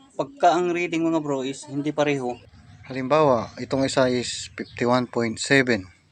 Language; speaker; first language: Filipino; native; Filipino